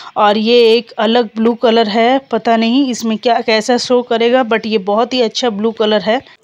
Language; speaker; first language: Hindi; non-native, local second language; Bangla